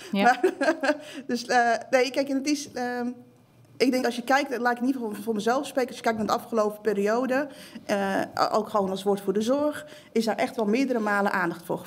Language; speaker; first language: Dutch; native; Dutch